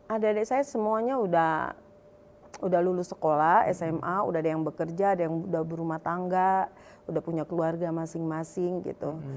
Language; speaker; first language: Indonesian; native; Indonesian